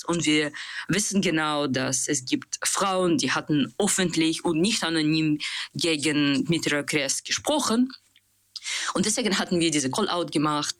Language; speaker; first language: German; non-native, learner; Russian